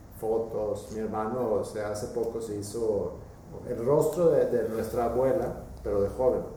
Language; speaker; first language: Spanish; non-native, fluent; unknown